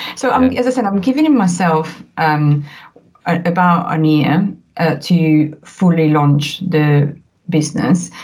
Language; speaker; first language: English; non-native, fluent; Italian